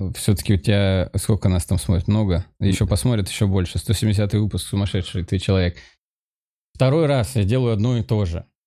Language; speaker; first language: Russian; native; Russian